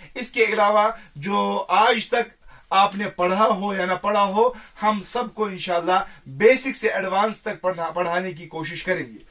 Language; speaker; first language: Urdu; non-native, local second language; Kashmiri